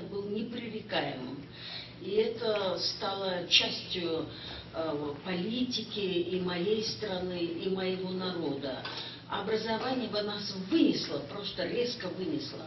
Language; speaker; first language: Russian; non-native, local second language; Kyrgyz